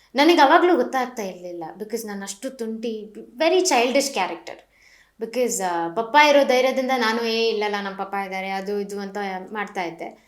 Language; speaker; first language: Kannada; non-native, local second language; Malayalam